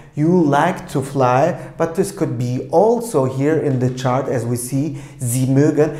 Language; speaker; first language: English; non-native, fluent; Turkish